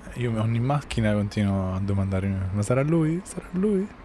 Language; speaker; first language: Italian; native; Italian